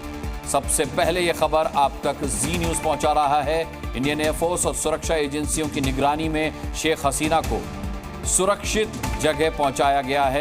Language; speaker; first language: Hindi; native; Hindi